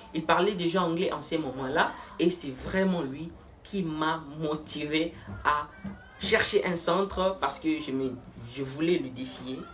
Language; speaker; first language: French; non-native, local second language; Lingala